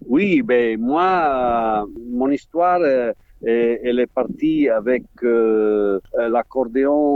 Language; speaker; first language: French; non-native, fluent; Italian